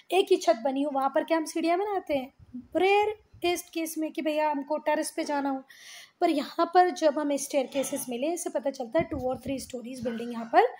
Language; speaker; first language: Hindi; native; Hindi